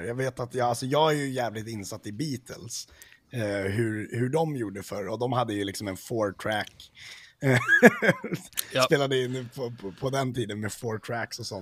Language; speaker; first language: Swedish; native; Swedish